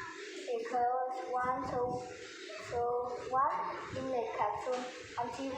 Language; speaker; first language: English; non-native, learner; Vietnamese